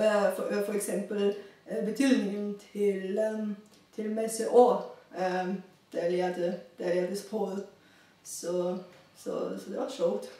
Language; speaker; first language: Danish; non-native, fluent; Bulgarian